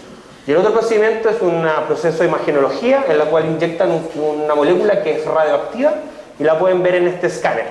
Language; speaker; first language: Spanish; native; Spanish